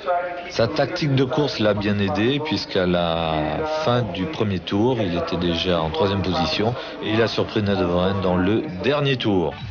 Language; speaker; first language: French; native; French